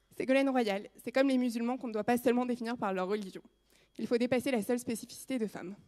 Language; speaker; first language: French; native; French